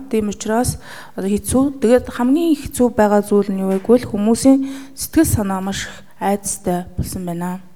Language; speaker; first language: Mongolian; native; Mongolian